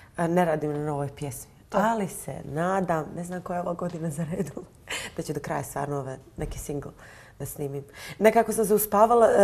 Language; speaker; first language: Croatian; native; Croatian